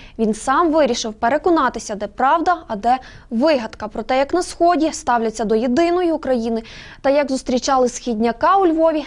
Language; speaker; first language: Ukrainian; native; Ukrainian